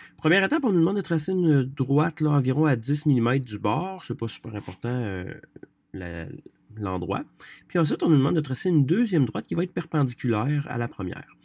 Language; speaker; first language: French; native; French